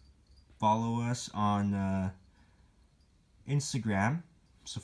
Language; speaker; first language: English; native; English